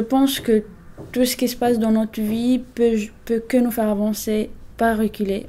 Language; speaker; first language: French; non-native, fluent; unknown